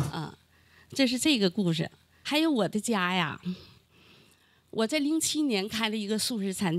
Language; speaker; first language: Chinese; native; Chinese